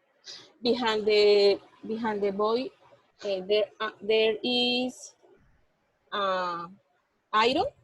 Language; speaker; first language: English; non-native, learner; Spanish